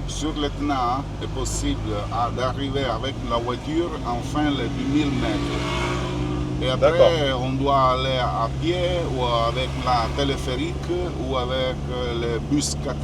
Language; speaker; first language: French; non-native, learner; Italian